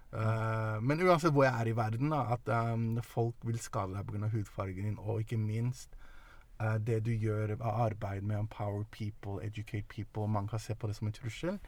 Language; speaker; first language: Norwegian; early bilingual, other home language; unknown